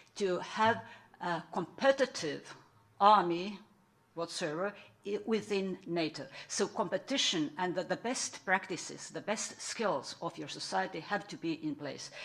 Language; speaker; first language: English; non-native, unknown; Estonian